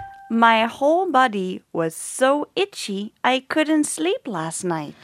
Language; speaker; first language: English; native; English